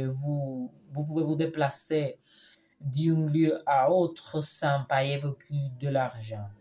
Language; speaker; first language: French; non-native, learner; Spanish